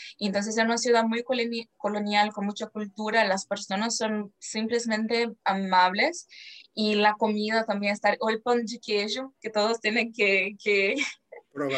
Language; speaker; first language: Spanish; non-native, fluent; Portuguese